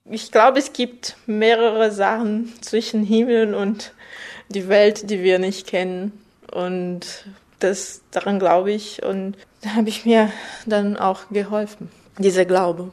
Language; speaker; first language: German; non-native, fluent; Portuguese